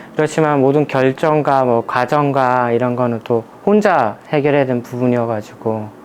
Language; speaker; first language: Korean; native; Korean